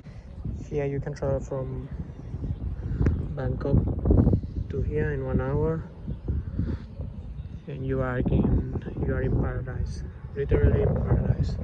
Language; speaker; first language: English; non-native, learner; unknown